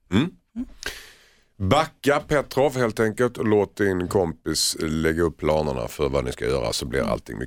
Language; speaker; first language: Swedish; native; Swedish